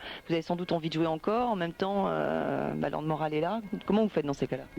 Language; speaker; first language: French; native; French